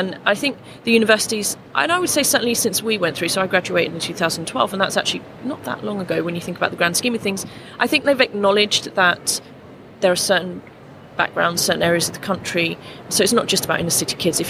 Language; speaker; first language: English; native; English